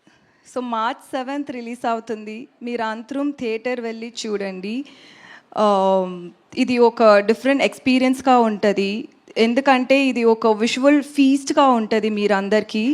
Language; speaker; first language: Telugu; non-native, learner; Tamil